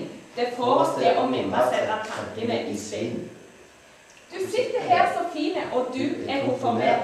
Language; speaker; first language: Norwegian; native; Norwegian